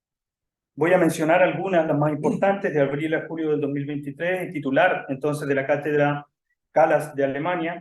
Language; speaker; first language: Spanish; native; Spanish